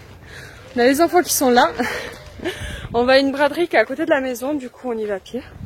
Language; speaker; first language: French; native; French